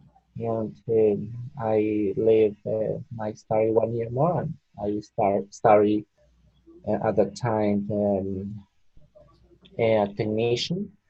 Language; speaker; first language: English; non-native, learner; Spanish